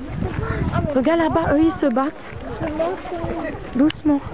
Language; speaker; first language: French; native; French